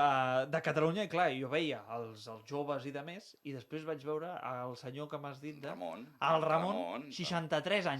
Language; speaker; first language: Catalan; native; Catalan